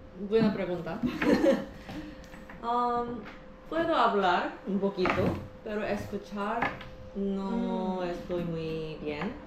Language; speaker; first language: Spanish; non-native, learner; Korean